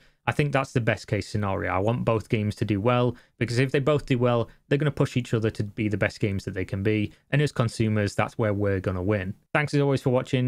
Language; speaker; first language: English; native; English